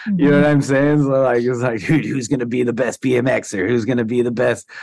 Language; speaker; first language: English; native; English